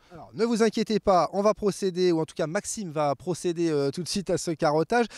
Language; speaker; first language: French; native; French